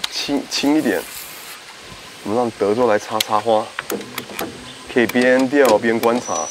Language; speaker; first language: Chinese; native; Chinese